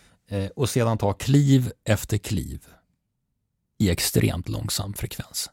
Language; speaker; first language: Swedish; native; Swedish